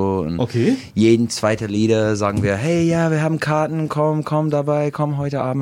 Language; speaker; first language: German; non-native, learner; English